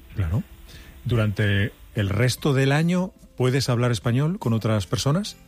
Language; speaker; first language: Spanish; native; Spanish